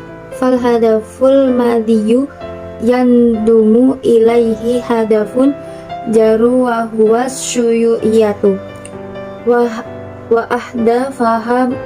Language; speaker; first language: Arabic; non-native, learner; Indonesian